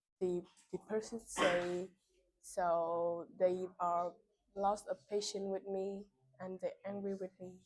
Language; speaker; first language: English; non-native, learner; Vietnamese